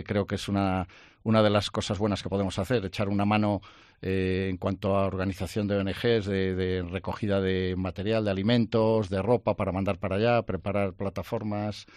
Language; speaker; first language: Spanish; native; Spanish